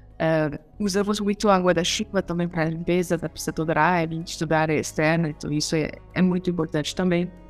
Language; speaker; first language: Portuguese; non-native, fluent; French